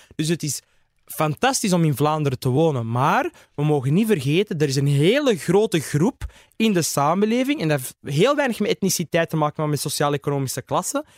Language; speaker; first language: Dutch; early bilingual, other home language; Arabic